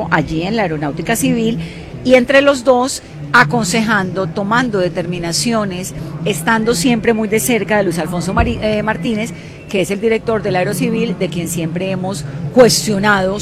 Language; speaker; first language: Spanish; native; Spanish